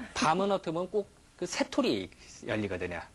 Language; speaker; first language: Korean; native; Korean